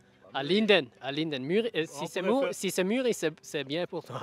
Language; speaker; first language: French; non-native, local second language; German